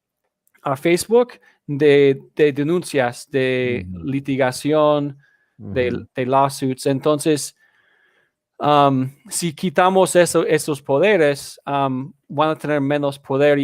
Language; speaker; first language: Spanish; non-native, fluent; English